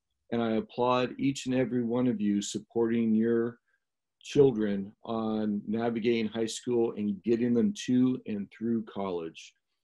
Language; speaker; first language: English; native; English